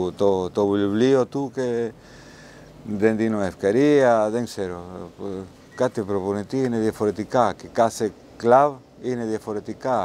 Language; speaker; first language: Greek; non-native, learner; Spanish